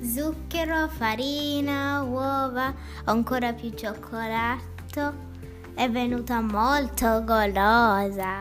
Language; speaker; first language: Italian; early bilingual, heritage; English